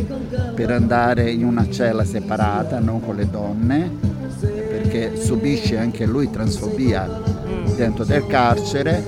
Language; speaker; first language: Italian; non-native, fluent; Portuguese